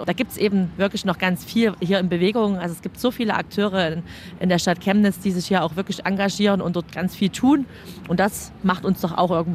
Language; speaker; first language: German; native; German